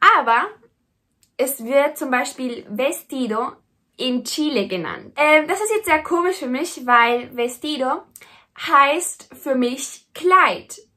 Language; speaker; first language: German; native; German